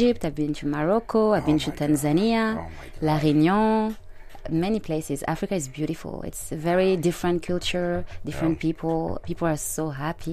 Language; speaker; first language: English; non-native, fluent; French